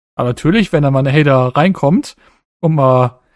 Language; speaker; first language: German; native; German